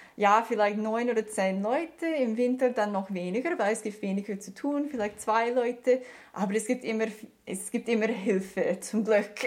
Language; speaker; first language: German; non-native, fluent; English